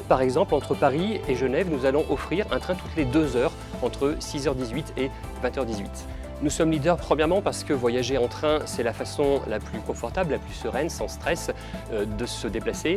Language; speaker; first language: French; native; French